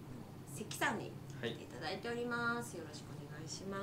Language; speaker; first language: Japanese; native; Japanese